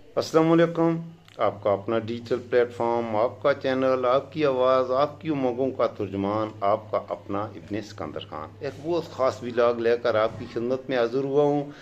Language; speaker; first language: Urdu; non-native, local second language; Pashto